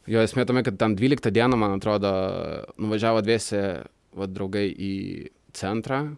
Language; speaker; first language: Lithuanian; early bilingual, other home language; Russian